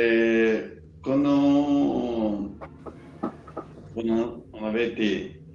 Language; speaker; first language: French; non-native, learner; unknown